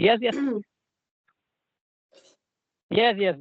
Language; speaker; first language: English; non-native, learner; Santali